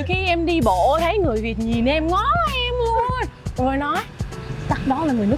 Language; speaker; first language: Vietnamese; non-native, fluent; English